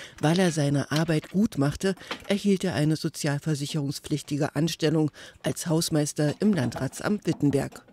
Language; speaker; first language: German; native; German